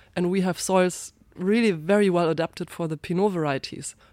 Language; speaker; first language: English; non-native, fluent; German